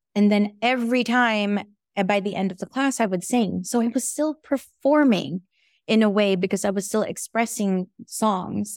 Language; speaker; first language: English; non-native, local second language; Filipino